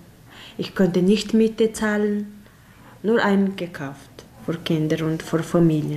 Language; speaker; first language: German; non-native, learner; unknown